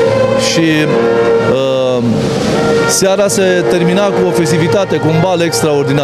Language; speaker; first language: Romanian; native; Romanian